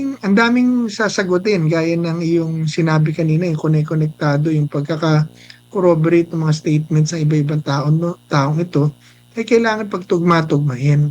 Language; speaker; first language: Filipino; native; Filipino